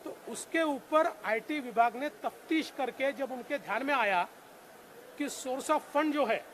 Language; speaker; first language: Hindi; non-native, local second language; Marathi